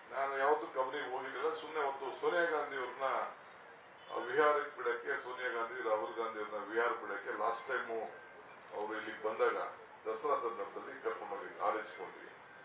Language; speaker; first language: Kannada; native; Kannada